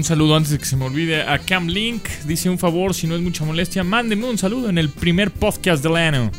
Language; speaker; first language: Spanish; native; Spanish